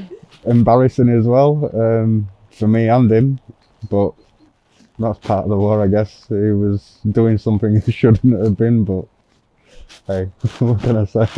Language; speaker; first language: English; native; English